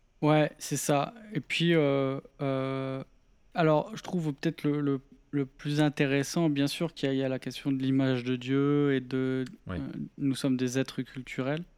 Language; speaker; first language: French; native; French